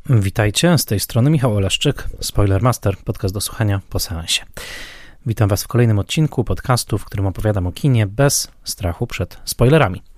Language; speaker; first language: Polish; native; Polish